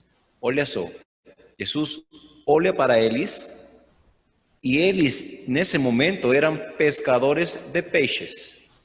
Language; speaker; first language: Portuguese; non-native, fluent; Spanish